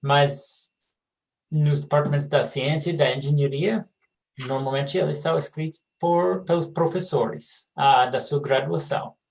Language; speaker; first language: Portuguese; non-native, fluent; English